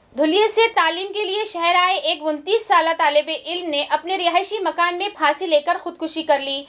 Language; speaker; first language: Urdu; native; Urdu